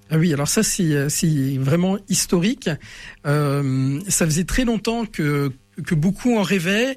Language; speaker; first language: French; native; French